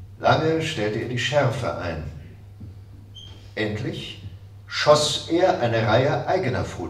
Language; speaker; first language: German; native; German